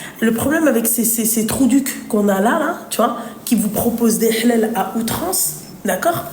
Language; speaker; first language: French; native; French